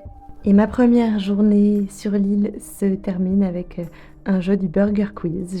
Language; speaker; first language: French; native; French